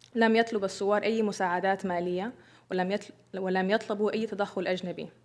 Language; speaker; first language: Arabic; early bilingual, other home language; English